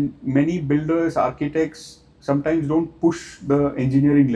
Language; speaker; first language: English; non-native, local second language; Hindi